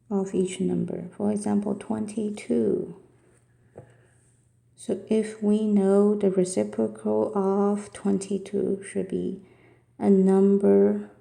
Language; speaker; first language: English; non-native, fluent; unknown